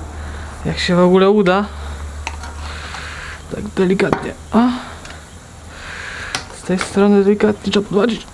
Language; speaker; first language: Polish; native; Polish